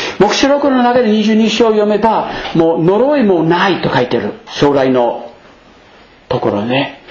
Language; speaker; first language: Japanese; non-native, fluent; English